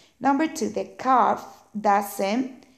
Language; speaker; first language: English; non-native, fluent; Spanish